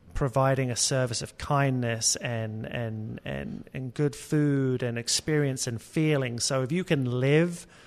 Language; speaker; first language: English; native; English